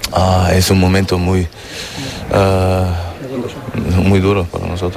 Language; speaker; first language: Spanish; non-native, fluent; German